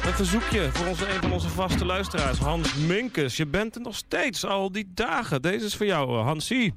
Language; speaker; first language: Dutch; native; Dutch